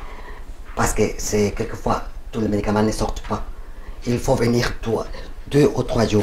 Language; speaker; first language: French; non-native, learner; Spanish